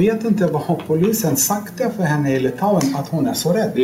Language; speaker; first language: Swedish; non-native, learner; Lithuanian